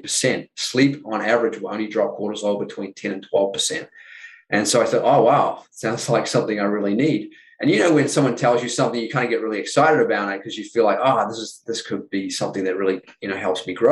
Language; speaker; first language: English; native; English